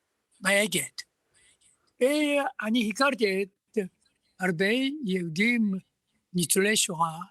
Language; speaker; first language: Hebrew; non-native, learner; Japanese